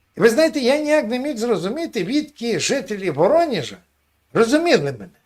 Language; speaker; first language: Ukrainian; native; Ukrainian